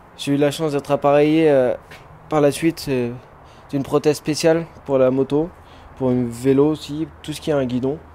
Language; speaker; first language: French; native; French